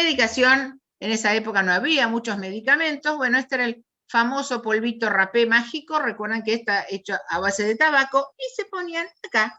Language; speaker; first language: Spanish; native; Spanish